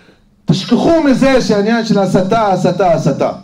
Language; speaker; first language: Hebrew; non-native, fluent; Arabic